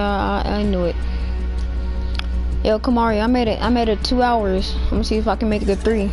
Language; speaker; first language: English; native; English